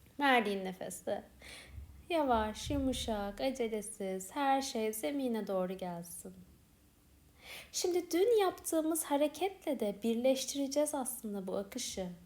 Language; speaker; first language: Turkish; native; Turkish